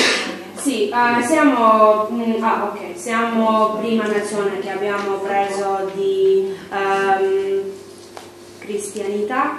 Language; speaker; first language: Italian; non-native, learner; Armenian